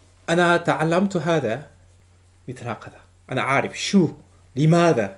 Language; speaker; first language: Arabic; non-native, learner; Korean